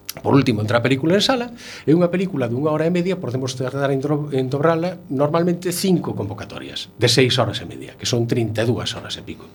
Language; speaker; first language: Galician; native; Galician